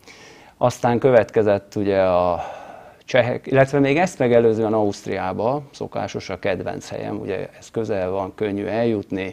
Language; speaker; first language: Hungarian; native; Hungarian